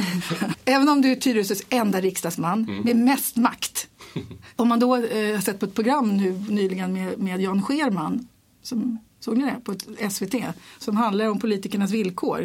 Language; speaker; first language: Swedish; native; Swedish